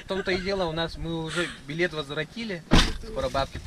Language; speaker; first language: Russian; non-native, local second language; Yakut